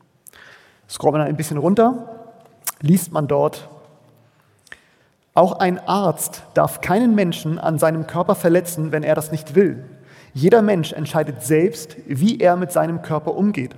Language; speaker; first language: German; native; German